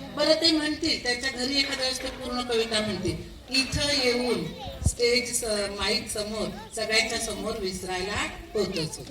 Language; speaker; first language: Marathi; non-native, local second language; Marwari